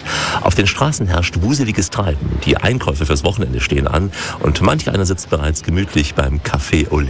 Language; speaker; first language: German; native; German